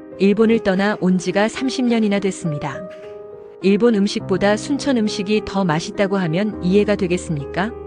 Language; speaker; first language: Korean; non-native, fluent; Japanese